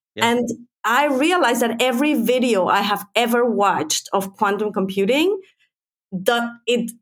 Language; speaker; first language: English; non-native, fluent; Spanish